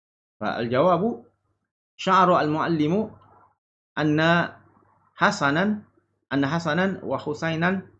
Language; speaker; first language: Arabic; non-native, fluent; Malay